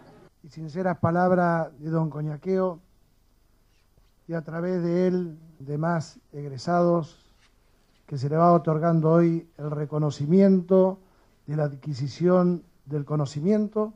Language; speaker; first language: Spanish; native; Spanish